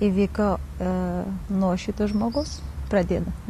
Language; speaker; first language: Lithuanian; non-native, learner; Kazakh